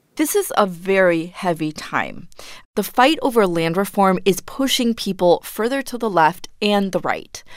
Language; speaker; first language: English; non-native, fluent; Spanish